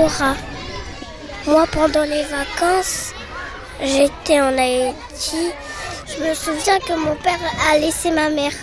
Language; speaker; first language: French; early bilingual, other home language; Turkish